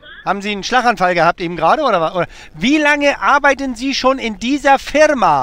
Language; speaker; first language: German; native; German